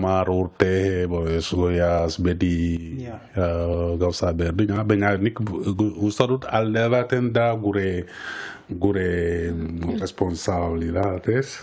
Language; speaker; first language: Basque; non-native, learner; Wolof